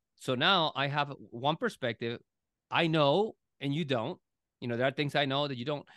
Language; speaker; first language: English; non-native, fluent; Spanish